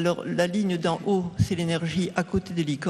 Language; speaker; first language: French; native; French